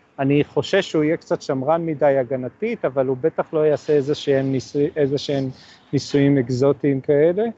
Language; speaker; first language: Hebrew; native; Hebrew